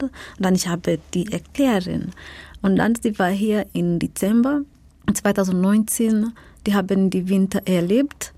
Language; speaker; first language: German; non-native, learner; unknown